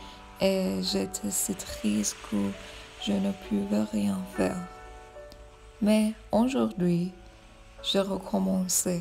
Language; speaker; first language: French; non-native, learner; Persian